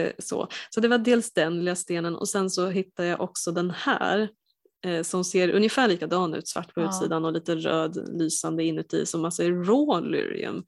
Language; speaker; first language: Swedish; native; Swedish